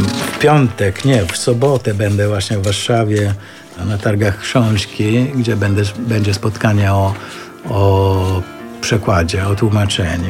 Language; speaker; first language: Polish; non-native, fluent; Italian